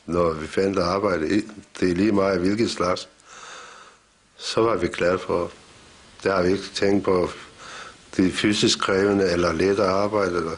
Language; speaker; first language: Danish; non-native, fluent; Turkish